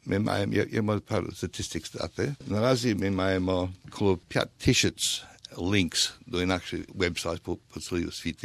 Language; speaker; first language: Ukrainian; early bilingual, heritage; Ukrainian